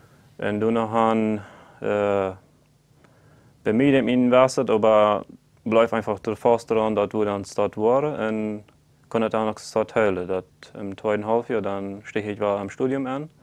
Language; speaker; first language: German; non-native, local second language; Plautdietsch